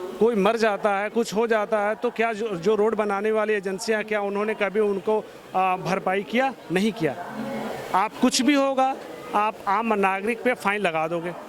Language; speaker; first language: Hindi; native; Hindi